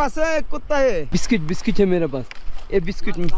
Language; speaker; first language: Hindi; non-native, learner; Bangla